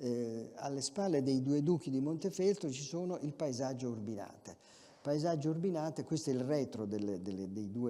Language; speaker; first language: Italian; native; Italian